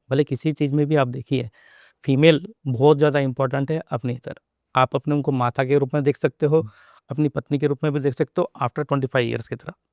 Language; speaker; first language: Hindi; non-native, local second language; Telugu